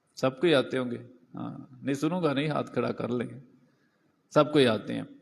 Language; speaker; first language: Urdu; non-native, local second language; Punjabi